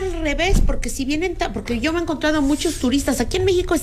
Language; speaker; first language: Spanish; native; Spanish